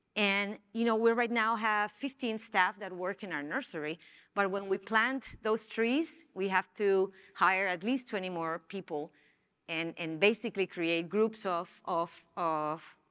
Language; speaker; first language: English; non-native, fluent; Spanish